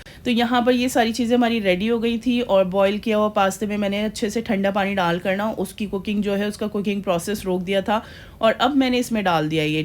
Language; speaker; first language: Hindi; native; Hindi